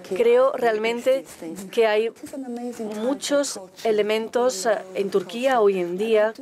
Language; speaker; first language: Spanish; non-native, fluent; Turkish